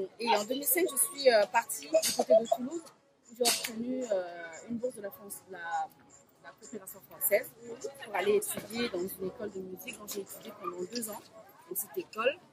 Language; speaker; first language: French; non-native, local second language; Sango